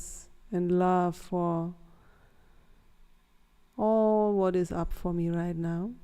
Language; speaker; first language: English; non-native, fluent; German